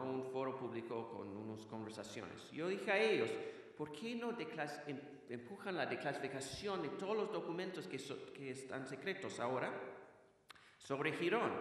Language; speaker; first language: Spanish; non-native, fluent; English